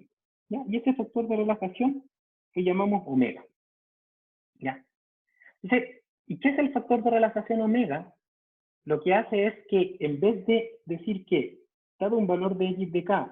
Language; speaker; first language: Spanish; native; Spanish